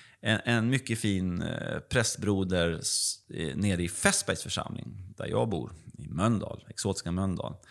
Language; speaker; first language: Swedish; native; Swedish